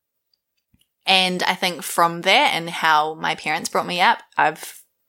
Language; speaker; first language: English; native; English